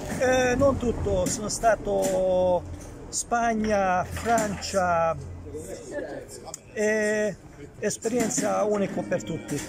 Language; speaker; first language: Italian; non-native, learner; Hungarian